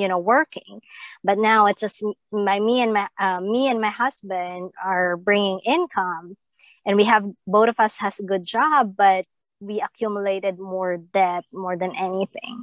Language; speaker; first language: English; non-native, local second language; Filipino